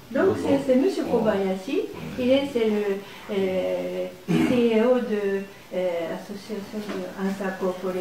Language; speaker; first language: French; non-native, learner; Japanese